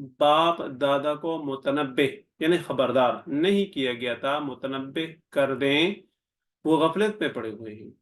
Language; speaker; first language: Urdu; non-native, local second language; Pashto